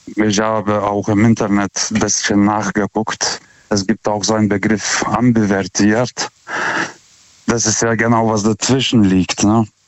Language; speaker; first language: German; non-native, fluent; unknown